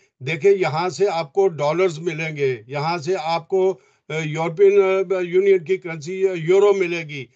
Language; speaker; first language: Urdu; non-native, local second language; Punjabi